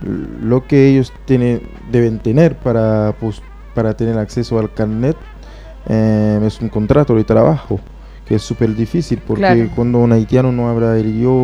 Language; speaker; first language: Spanish; non-native, fluent; Haitian Creole